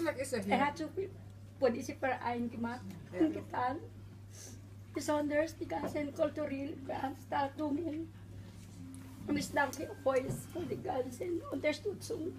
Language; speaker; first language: German; non-native, learner; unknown